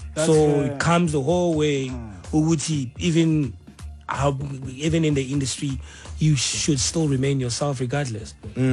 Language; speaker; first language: English; non-native, local second language; Southern Sotho